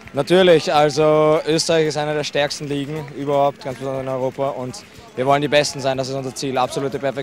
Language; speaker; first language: German; native; German